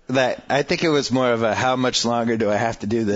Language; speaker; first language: English; native; English